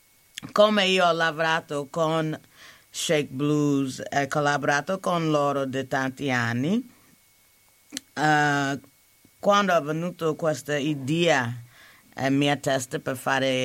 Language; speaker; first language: Italian; non-native, learner; English